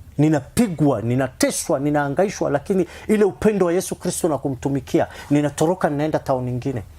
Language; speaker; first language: Swahili; non-native, fluent; Somali